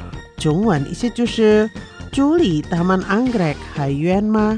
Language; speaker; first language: Chinese; non-native, fluent; Indonesian